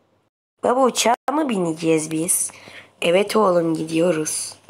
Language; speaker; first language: Turkish; native; Turkish